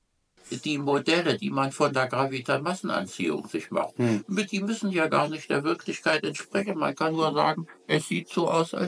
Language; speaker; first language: German; native; German